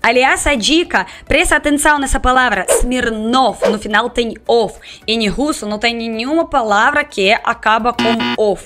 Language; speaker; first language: Portuguese; non-native, fluent; Russian